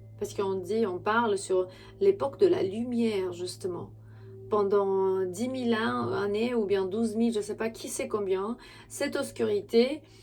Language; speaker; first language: French; non-native, fluent; Romanian